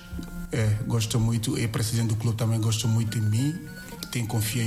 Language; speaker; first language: Portuguese; non-native, learner; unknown